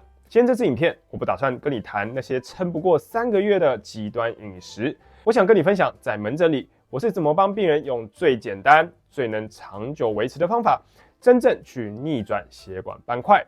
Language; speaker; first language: Chinese; native; Chinese